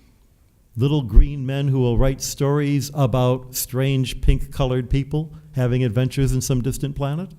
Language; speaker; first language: English; native; English